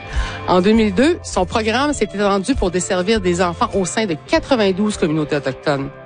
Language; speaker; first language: French; native; French